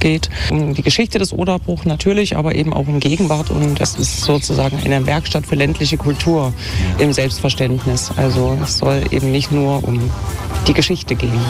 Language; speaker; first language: German; native; German